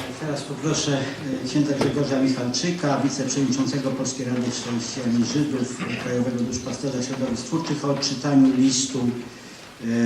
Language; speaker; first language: Polish; native; Polish